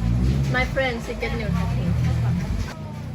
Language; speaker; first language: English; non-native, learner; Thai